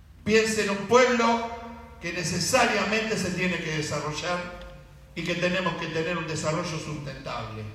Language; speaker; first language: Spanish; native; Spanish